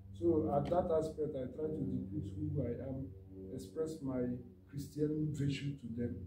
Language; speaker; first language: English; non-native, local second language; Igbo